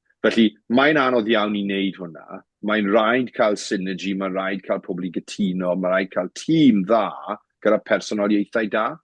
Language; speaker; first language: Welsh; native; Welsh